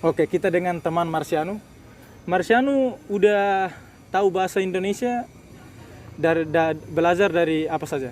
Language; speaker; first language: Indonesian; non-native, local second language; Tetum